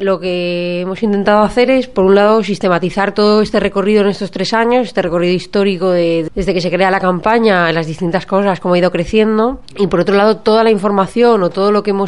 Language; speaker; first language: Spanish; native; Spanish